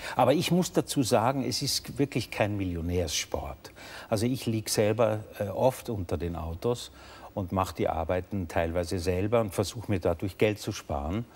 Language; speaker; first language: German; native; German